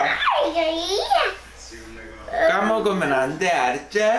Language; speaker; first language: Korean; early bilingual, heritage; Korean